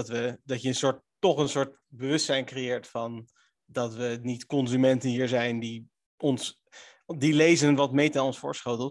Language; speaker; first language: Dutch; native; Dutch